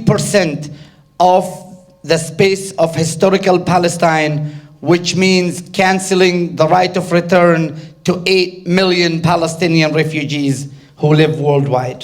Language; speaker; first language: English; non-native, fluent; Arabic